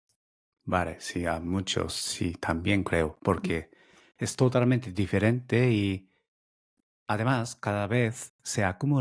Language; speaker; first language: Spanish; non-native, fluent; Japanese